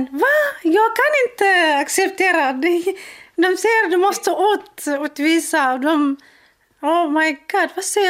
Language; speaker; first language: Swedish; non-native, learner; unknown